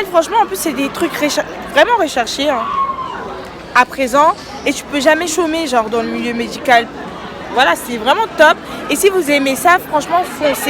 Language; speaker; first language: French; native; French